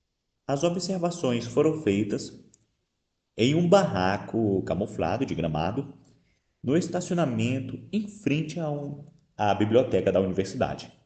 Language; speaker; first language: Portuguese; native; Portuguese